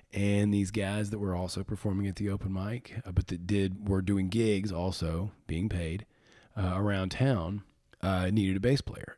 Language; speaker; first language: English; native; English